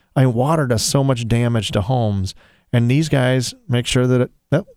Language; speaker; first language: English; native; English